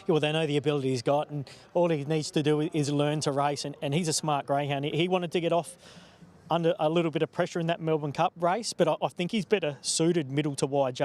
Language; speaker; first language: English; native; English